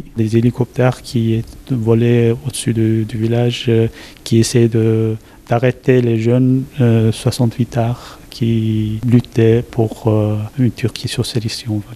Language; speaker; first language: French; non-native, fluent; Turkish